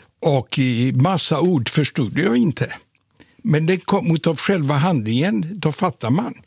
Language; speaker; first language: Swedish; non-native, fluent; Polish